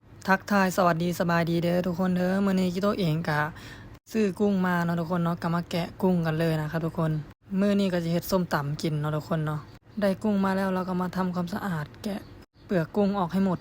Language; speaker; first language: Thai; non-native, local second language; Lao